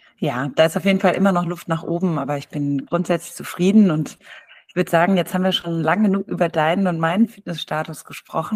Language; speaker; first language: German; native; German